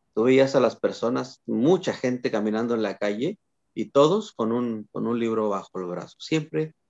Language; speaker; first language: Spanish; native; Spanish